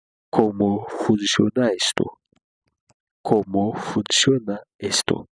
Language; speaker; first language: Spanish; non-native, fluent; Haitian Creole